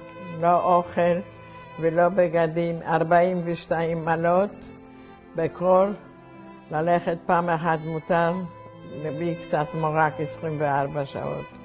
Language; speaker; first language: Hebrew; non-native, fluent; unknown